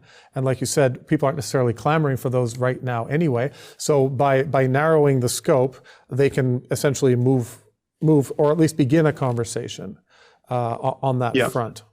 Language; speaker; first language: English; native; English